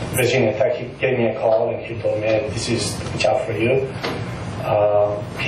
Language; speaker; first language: English; non-native, fluent; Spanish